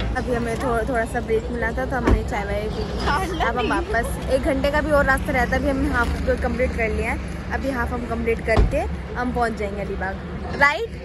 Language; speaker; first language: Hindi; native; Hindi